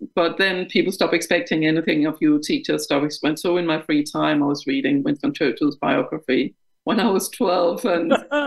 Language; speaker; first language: English; non-native, fluent; Danish